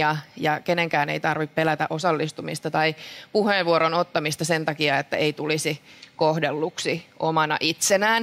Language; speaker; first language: Finnish; native; Finnish